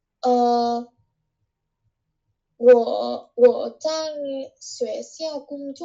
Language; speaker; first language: Chinese; non-native, learner; Vietnamese